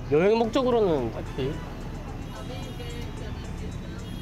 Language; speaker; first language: Korean; native; Korean